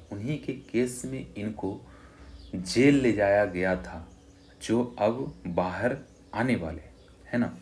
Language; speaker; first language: Hindi; native; Hindi